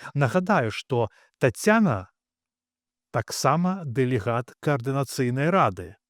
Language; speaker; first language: Belarusian; native; Belarusian